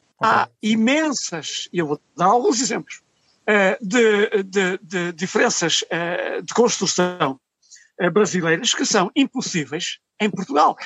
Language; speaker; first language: Portuguese; native; Portuguese